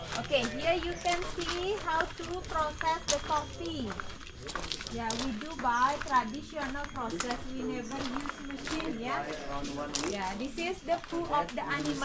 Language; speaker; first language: English; non-native, learner; Balinese